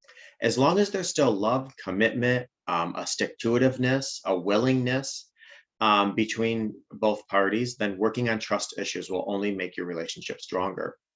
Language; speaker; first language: English; native; English